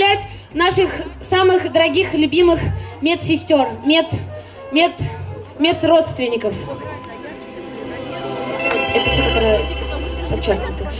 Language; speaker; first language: Russian; native; Russian